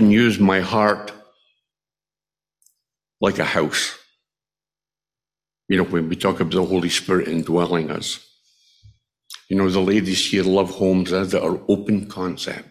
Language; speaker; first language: English; native; English